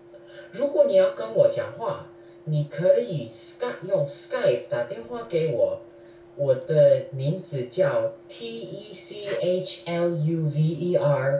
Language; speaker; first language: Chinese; early bilingual, heritage; English